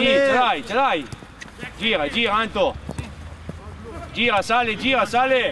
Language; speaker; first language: Italian; native; Italian